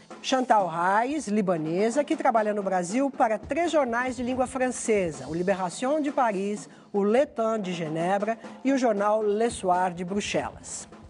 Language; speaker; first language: Portuguese; native; Portuguese